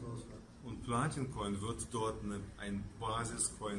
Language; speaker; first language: German; non-native, fluent; Russian